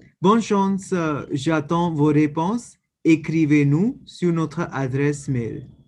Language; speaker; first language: French; non-native, fluent; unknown